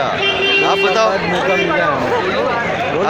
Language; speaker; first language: Hindi; native; Hindi